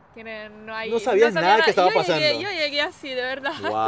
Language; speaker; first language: Spanish; non-native, learner; Italian